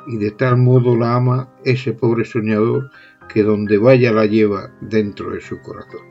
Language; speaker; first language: Spanish; non-native, local second language; Catalan